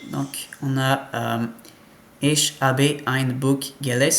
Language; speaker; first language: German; non-native, learner; French